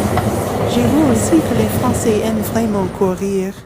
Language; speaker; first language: French; non-native, learner; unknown